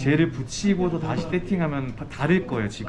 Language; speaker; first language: Korean; native; Korean